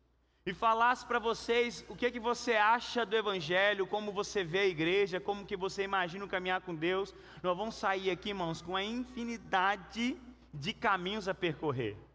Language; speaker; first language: Portuguese; native; Portuguese